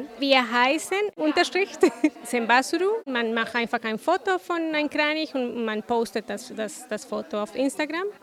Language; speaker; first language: German; non-native, fluent; Spanish